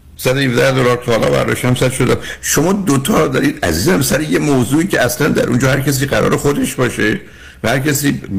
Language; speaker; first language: Persian; native; Persian